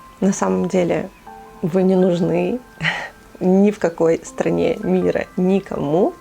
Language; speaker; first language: Russian; native; Russian